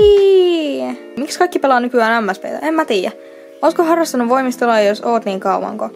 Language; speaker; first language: Finnish; native; Finnish